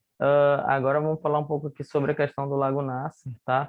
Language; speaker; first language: Portuguese; native; Portuguese